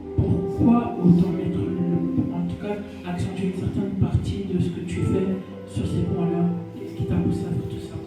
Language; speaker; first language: French; native; French